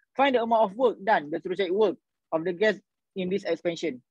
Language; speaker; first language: English; non-native, local second language; Malay